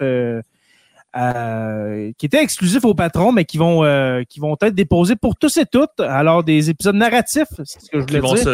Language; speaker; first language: French; native; French